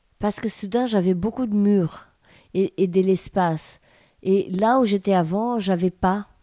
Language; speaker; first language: French; non-native, fluent; Portuguese